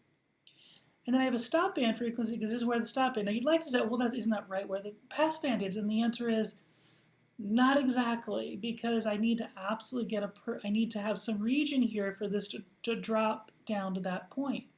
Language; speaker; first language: English; native; English